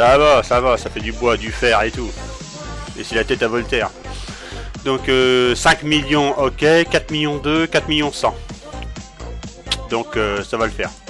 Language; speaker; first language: French; native; French